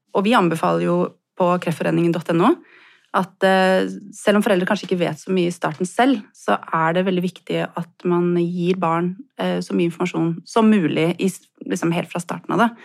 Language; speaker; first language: Norwegian; native; Norwegian